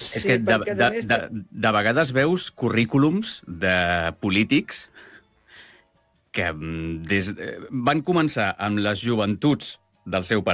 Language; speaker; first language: Catalan; native; Catalan